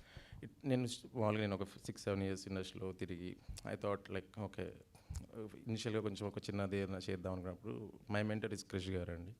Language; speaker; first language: Telugu; native; Telugu